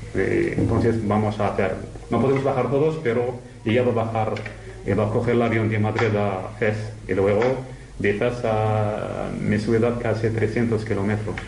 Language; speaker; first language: Spanish; non-native, learner; Arabic